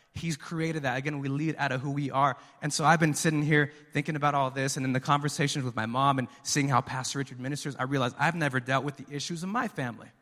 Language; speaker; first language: English; early bilingual, other home language; Spanish